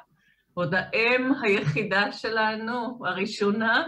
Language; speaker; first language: Hebrew; native; Hebrew